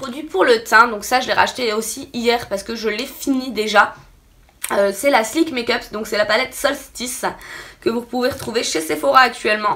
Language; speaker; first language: French; native; French